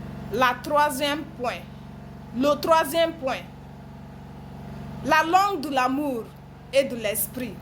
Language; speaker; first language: French; non-native, learner; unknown